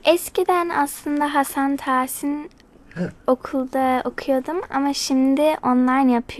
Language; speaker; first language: Turkish; early bilingual, other home language; English